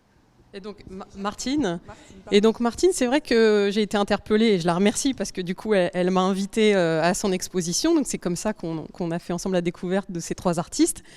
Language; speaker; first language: French; native; French